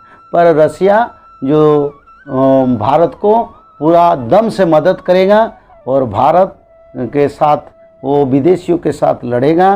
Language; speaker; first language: Hindi; non-native, local second language; Odia